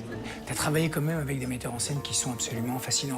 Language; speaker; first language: French; native; French